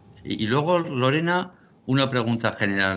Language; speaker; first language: Spanish; native; Spanish